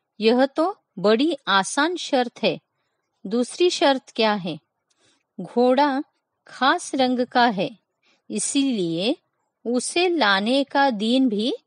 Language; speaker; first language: Hindi; non-native, local second language; Kannada